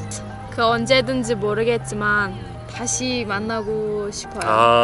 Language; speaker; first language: Korean; non-native, learner; Turkish